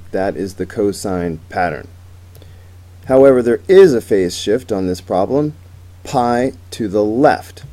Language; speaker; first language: English; native; English